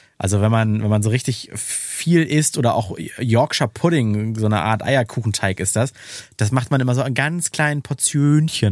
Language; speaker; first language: German; native; German